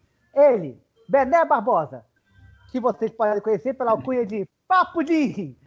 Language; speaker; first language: Portuguese; native; Portuguese